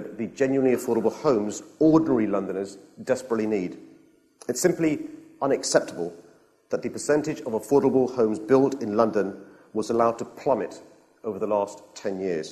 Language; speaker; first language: English; native; English